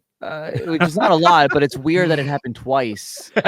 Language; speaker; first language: English; native; English